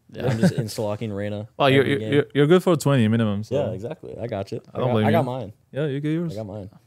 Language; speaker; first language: English; non-native, fluent; Arabic